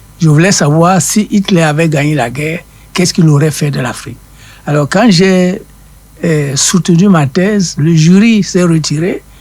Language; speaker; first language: French; non-native, local second language; Duala